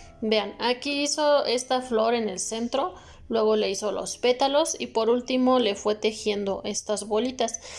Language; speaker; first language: Spanish; native; Spanish